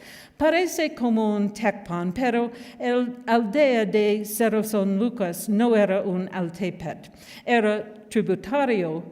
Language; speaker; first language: Spanish; non-native, fluent; English